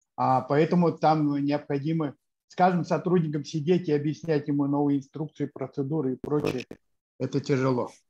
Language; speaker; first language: Russian; non-native, local second language; Kazakh